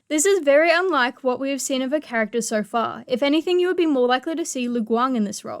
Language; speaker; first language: English; native; English